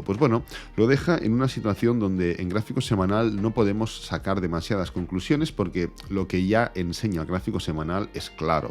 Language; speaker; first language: Spanish; native; Spanish